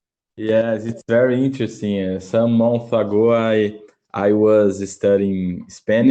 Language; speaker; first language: English; non-native, learner; Portuguese